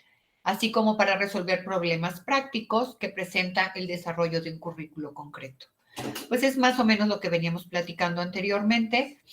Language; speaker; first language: Spanish; native; Spanish